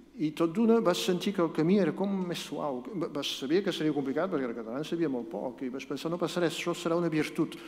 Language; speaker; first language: Catalan; non-native, local second language; French